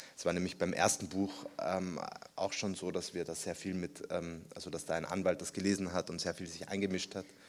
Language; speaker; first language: German; early bilingual, other home language; Spanish